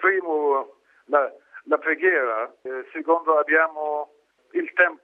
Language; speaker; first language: Italian; non-native, learner; Arabic